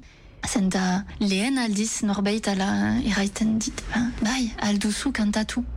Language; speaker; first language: Basque; non-native, local second language; French